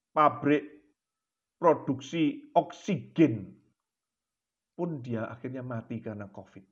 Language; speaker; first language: Indonesian; native; Indonesian